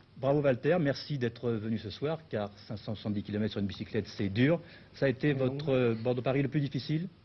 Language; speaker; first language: French; native; French